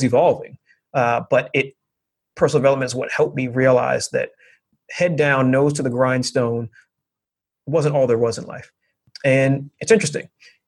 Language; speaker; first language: English; native; English